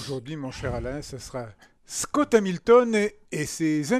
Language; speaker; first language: French; native; French